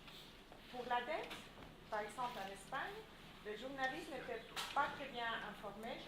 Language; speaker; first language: French; non-native, fluent; Spanish